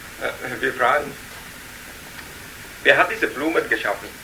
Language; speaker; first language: German; non-native, learner; Vietnamese